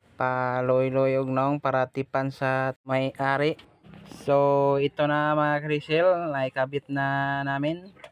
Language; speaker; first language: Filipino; non-native, local second language; Cebuano